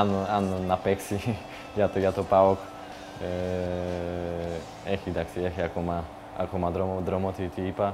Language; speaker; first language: Greek; non-native, learner; Polish